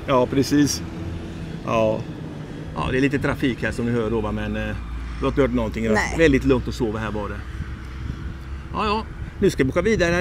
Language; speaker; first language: Swedish; native; Swedish